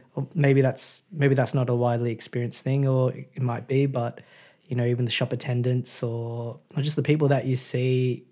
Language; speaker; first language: English; native; English